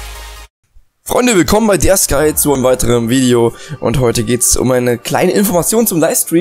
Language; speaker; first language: German; native; German